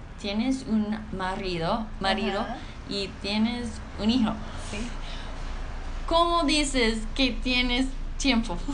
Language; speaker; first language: Spanish; non-native, learner; English